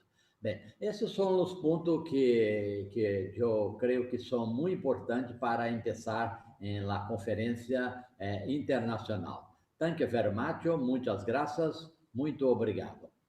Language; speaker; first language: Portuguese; non-native, learner; Spanish